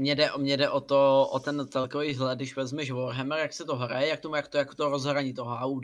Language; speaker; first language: Czech; native; Czech